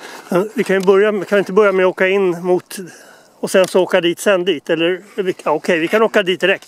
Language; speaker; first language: Swedish; native; Swedish